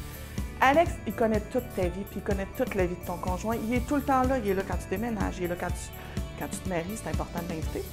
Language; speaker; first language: French; native; French